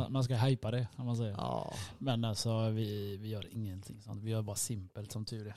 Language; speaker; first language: Swedish; early bilingual, other home language; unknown